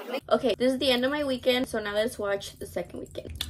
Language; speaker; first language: English; early bilingual, other home language; Spanish